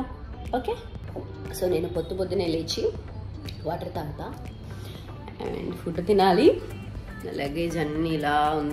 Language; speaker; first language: Telugu; non-native, local second language; Malayalam